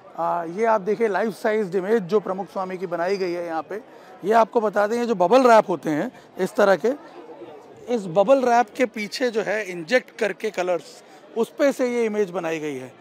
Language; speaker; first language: Hindi; native; Hindi